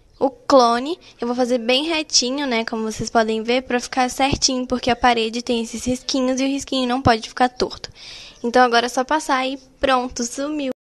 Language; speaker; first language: Portuguese; native; Portuguese